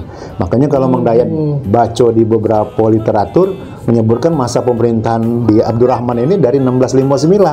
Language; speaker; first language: Indonesian; native; Indonesian